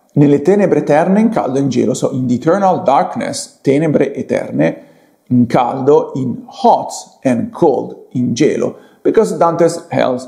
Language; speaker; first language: English; non-native, fluent; Italian